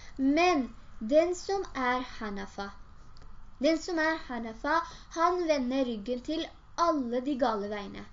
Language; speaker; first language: Norwegian; early bilingual, other home language; Urdu